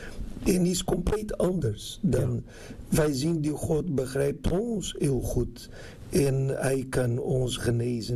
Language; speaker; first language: Dutch; non-native, fluent; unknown